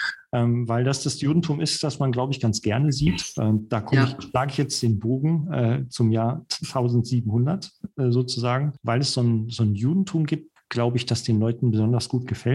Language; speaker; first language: German; native; German